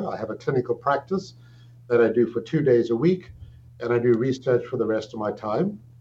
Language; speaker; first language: English; native; English